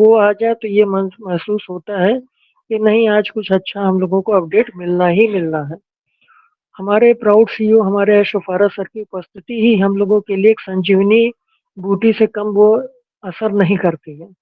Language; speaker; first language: Hindi; native; Hindi